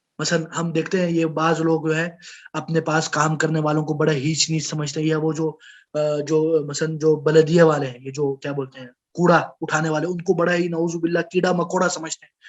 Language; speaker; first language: Urdu; non-native, local second language; Pashto